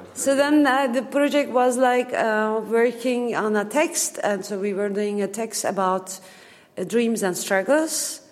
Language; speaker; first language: English; non-native, fluent; Turkish